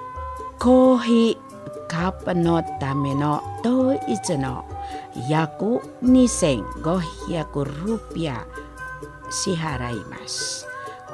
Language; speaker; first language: Japanese; non-native, fluent; Indonesian